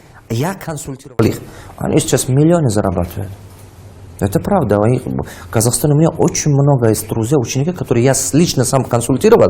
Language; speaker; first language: Russian; non-native, local second language; Tajik